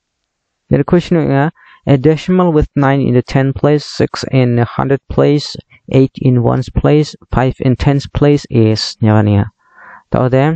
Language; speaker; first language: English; non-native, local second language; Garo